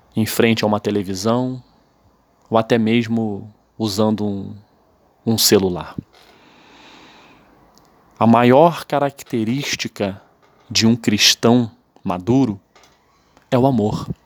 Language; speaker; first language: Portuguese; native; Portuguese